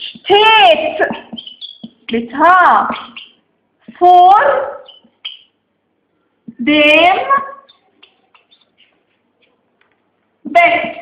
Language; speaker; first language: German; non-native, fluent; Arabic